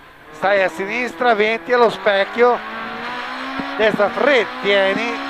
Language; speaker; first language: Italian; native; Italian